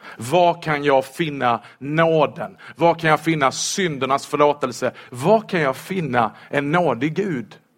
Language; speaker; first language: Swedish; native; Swedish